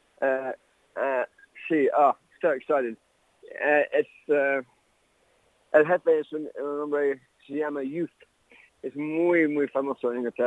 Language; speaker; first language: Spanish; non-native, learner; English